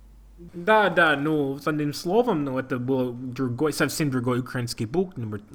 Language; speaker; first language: Russian; non-native, learner; English